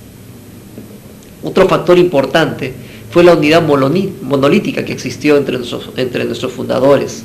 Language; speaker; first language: Spanish; native; Spanish